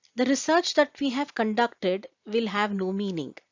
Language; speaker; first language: English; non-native, local second language; Kannada